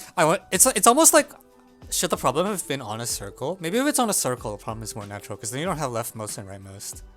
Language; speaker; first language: English; native; English